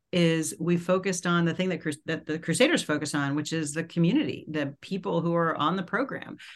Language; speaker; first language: English; native; English